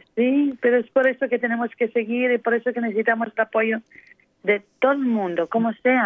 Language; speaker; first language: Spanish; native; Spanish